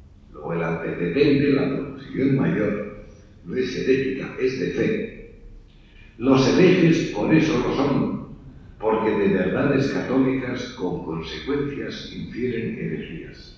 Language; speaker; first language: Spanish; native; Spanish